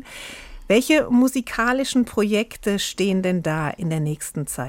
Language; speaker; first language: German; native; German